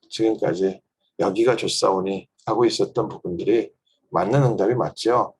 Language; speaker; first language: Korean; native; Korean